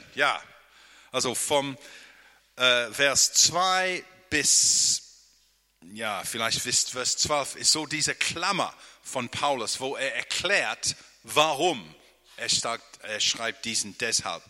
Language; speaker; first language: German; non-native, fluent; English